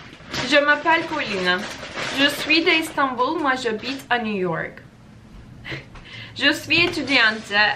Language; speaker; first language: French; non-native, learner; Turkish